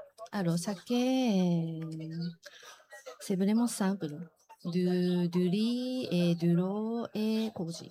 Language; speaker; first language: French; non-native, learner; Japanese